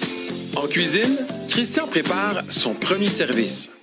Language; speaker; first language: French; native; French